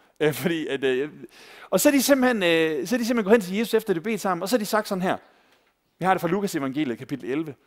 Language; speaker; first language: Danish; native; Danish